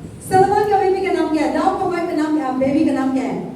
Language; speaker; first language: Hindi; non-native, local second language; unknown